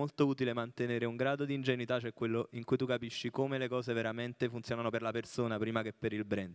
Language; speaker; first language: Italian; native; Italian